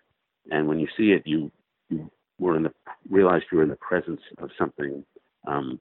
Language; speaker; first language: English; native; English